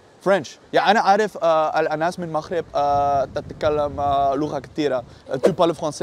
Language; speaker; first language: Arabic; non-native, learner; Dutch